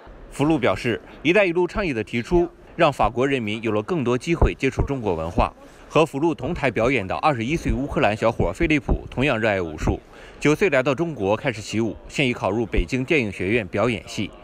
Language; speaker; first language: Chinese; native; Chinese